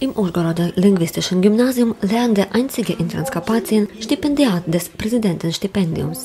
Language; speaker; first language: German; non-native, fluent; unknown